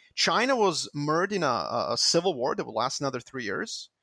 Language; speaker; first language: English; non-native, fluent; Serbian